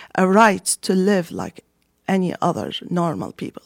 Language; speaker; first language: English; non-native, fluent; Arabic